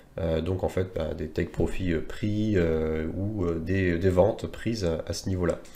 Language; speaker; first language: French; native; French